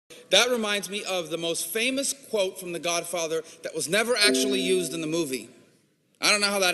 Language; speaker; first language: English; native; English